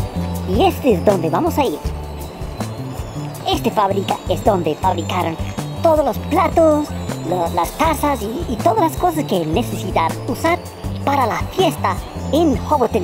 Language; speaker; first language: Spanish; non-native, learner; English